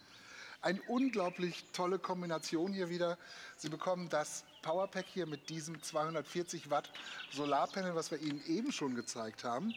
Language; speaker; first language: German; native; German